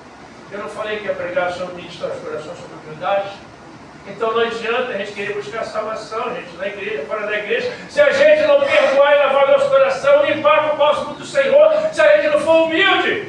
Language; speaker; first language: Portuguese; native; Portuguese